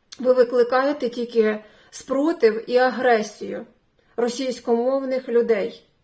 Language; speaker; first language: Ukrainian; non-native, local second language; Russian